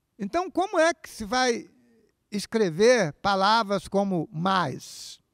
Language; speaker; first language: Portuguese; native; Portuguese